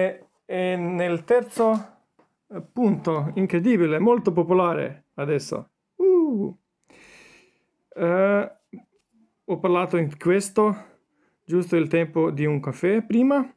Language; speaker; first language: Italian; non-native, learner; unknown